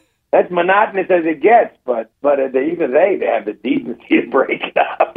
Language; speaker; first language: English; native; English